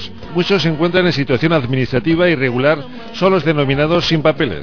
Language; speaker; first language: Spanish; native; Spanish